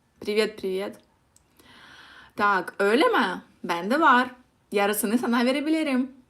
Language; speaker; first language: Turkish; non-native, learner; Russian